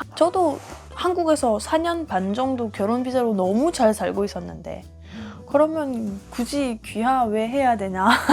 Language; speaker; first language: Korean; non-native, fluent; German